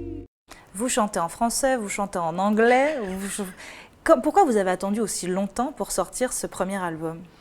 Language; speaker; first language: French; native; French